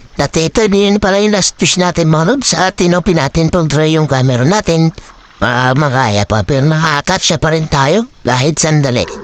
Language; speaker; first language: Filipino; non-native, local second language; Waray